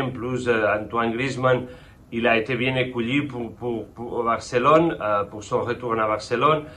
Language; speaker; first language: French; non-native, fluent; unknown